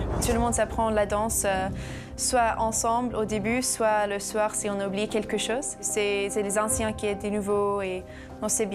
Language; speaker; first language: French; non-native, learner; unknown